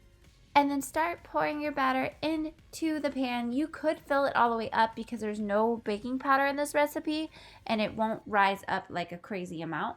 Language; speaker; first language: English; native; English